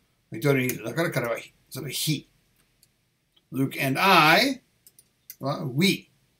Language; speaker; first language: English; native; English